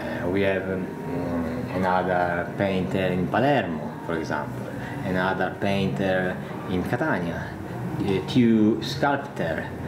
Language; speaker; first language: English; non-native, learner; Italian